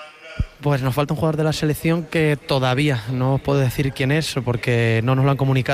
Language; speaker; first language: Spanish; native; Spanish